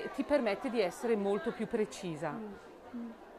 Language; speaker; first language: Italian; native; Italian